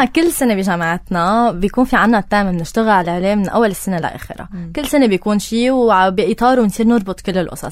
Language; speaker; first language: Arabic; native; Arabic